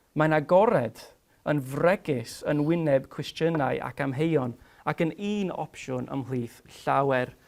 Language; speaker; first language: Welsh; non-native, fluent; English